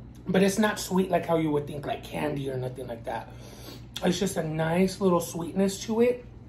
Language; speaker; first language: English; early bilingual, other home language; Spanish